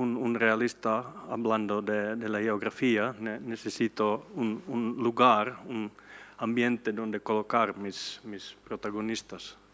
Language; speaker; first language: Spanish; non-native, fluent; Swedish